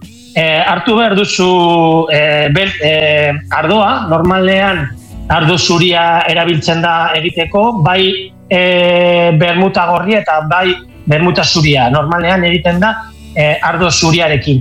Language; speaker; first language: Basque; non-native, local second language; Spanish